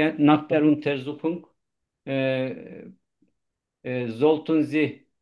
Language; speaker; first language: German; non-native, learner; Turkish